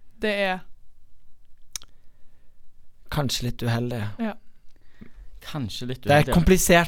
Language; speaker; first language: Norwegian; native; Norwegian